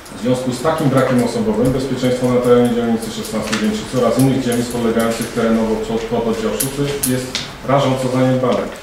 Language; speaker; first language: Polish; native; Polish